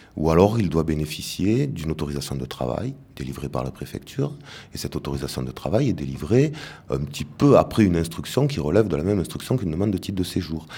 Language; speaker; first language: French; native; French